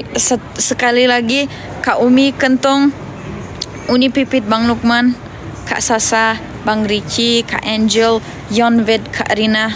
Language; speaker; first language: Indonesian; non-native, learner; Turkish